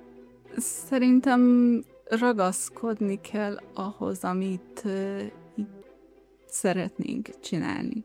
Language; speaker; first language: Hungarian; early bilingual, heritage; Hungarian